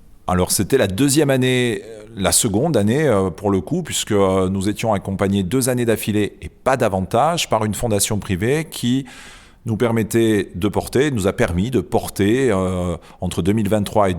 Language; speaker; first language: French; native; French